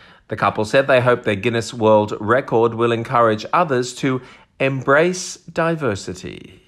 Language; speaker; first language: English; native; English